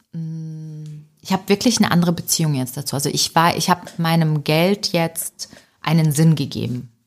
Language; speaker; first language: German; early bilingual, other home language; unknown